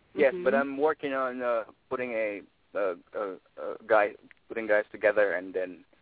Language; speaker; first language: English; non-native, local second language; Filipino